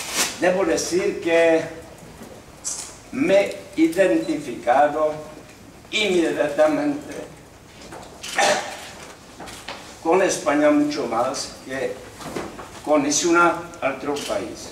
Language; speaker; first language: Spanish; non-native, learner; Czech